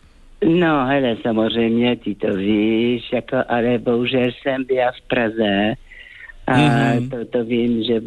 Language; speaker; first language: Czech; non-native, fluent; French